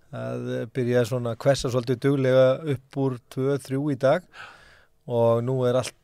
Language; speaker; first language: Icelandic; native; Icelandic